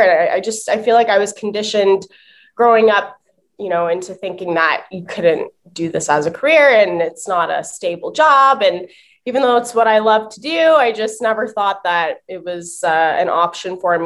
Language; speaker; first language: English; native; English